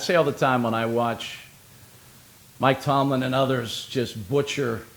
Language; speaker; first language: English; native; English